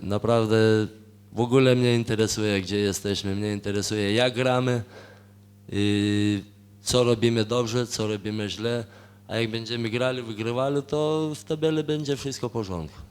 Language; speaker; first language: Polish; non-native, fluent; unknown